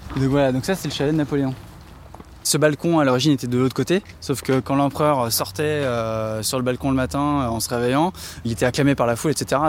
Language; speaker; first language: French; native; French